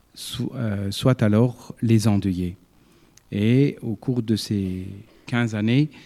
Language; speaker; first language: French; native; French